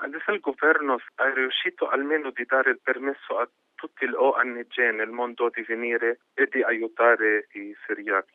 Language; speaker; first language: Italian; non-native, fluent; Arabic